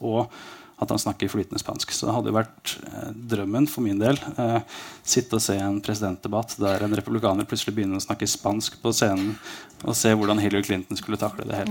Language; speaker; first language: Norwegian; native; Norwegian